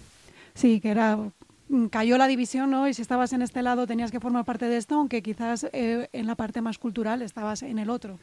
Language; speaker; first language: Spanish; native; Spanish